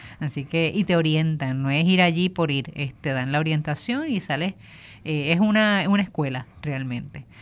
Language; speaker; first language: Spanish; native; Spanish